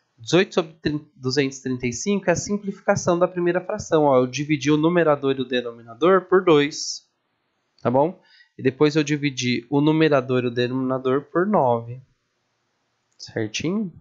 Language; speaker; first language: Portuguese; native; Portuguese